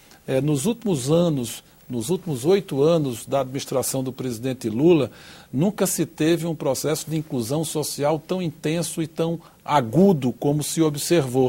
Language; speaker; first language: Portuguese; native; Portuguese